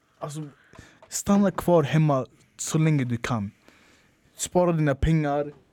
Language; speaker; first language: Swedish; early bilingual, other home language; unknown